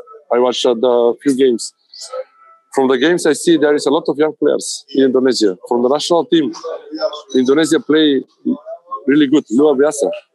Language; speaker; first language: English; non-native, fluent; Macedonian